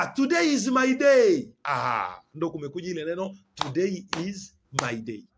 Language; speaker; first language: English; non-native, fluent; Swahili